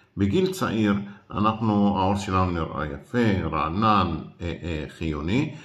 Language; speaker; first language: Hebrew; non-native, local second language; Arabic